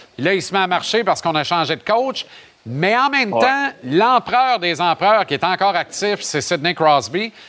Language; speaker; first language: French; native; French